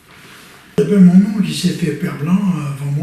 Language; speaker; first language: French; native; French